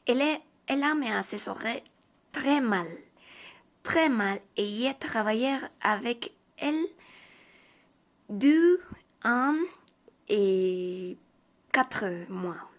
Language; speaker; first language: French; non-native, learner; Spanish